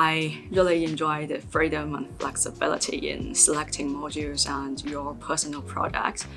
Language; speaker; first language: English; non-native, fluent; Chinese